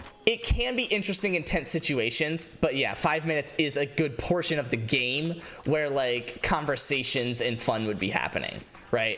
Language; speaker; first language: English; native; English